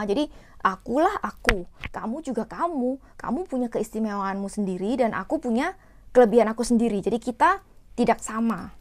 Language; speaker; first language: Indonesian; non-native, fluent; Korean